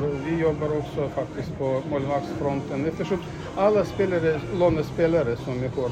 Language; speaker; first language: Swedish; non-native, fluent; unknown